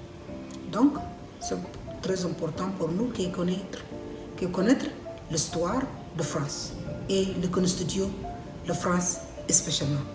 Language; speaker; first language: French; non-native, learner; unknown